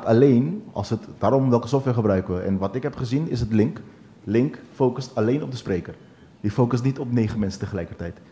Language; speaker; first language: Dutch; non-native, local second language; Papiamento